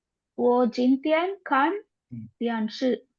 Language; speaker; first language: Chinese; non-native, learner; Tamil